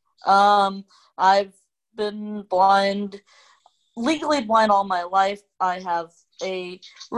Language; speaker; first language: English; non-native, local second language; Cantonese